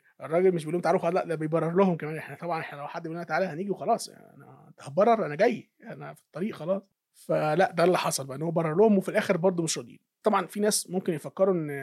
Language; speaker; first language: Arabic; native; Arabic